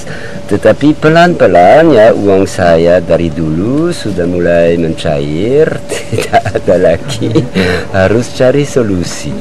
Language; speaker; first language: Indonesian; non-native, learner; French